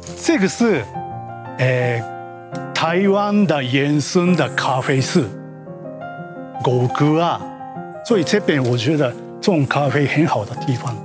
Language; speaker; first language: Chinese; non-native, learner; Japanese